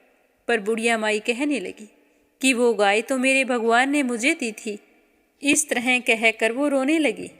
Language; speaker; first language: Hindi; native; Hindi